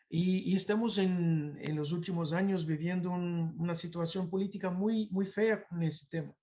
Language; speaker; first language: Spanish; non-native, fluent; Portuguese